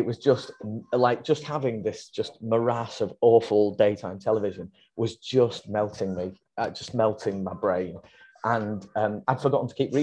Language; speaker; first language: English; native; English